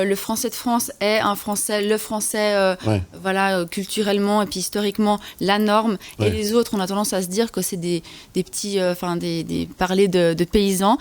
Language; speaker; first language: French; native; French